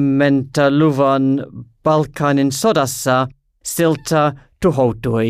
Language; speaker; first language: Finnish; non-native, learner; English